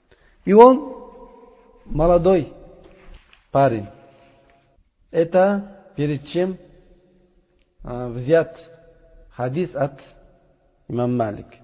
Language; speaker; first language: Russian; non-native, local second language; Uzbek